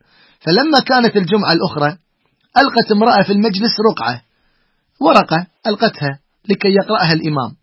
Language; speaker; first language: Arabic; native; Arabic